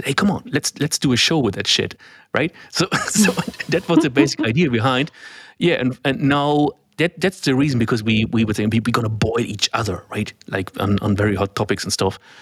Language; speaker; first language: English; non-native, fluent; German